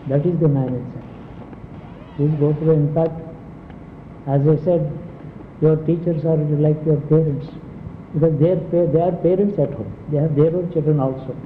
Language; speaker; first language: English; non-native, local second language; Telugu